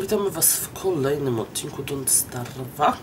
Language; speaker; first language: Polish; native; Polish